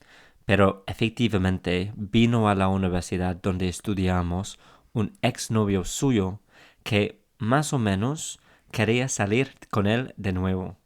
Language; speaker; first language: Spanish; non-native, fluent; English